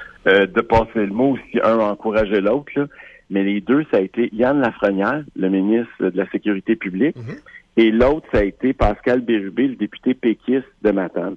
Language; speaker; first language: French; native; French